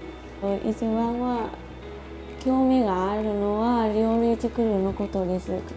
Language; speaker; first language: Japanese; non-native, learner; Vietnamese